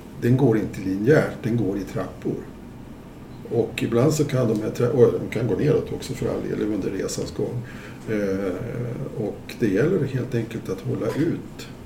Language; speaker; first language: Swedish; native; Swedish